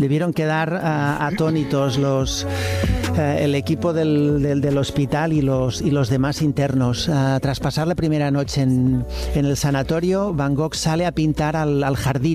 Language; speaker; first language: Spanish; native; Spanish